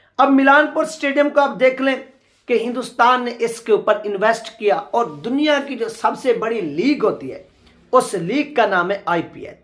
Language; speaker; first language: Urdu; native; Urdu